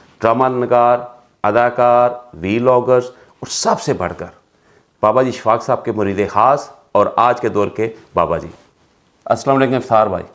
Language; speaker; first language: Urdu; native; Urdu